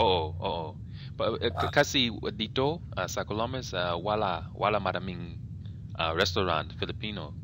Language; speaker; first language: Filipino; non-native, learner; English